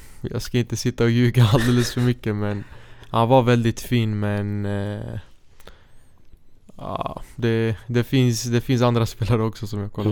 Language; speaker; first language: Swedish; early bilingual, other home language; Syriac